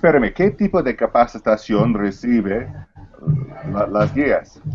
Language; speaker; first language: Spanish; non-native, fluent; English